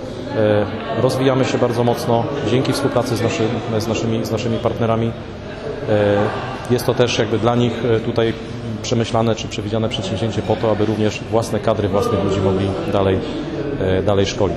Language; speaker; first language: Polish; native; Polish